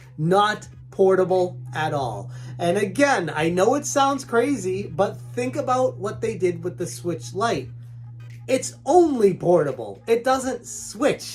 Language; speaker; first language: English; native; English